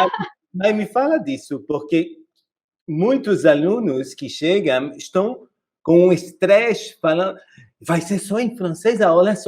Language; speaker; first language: Portuguese; non-native, fluent; French